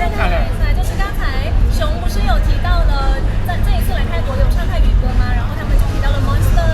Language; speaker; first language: Chinese; non-native, fluent; Thai